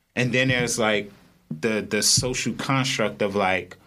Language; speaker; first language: English; native; English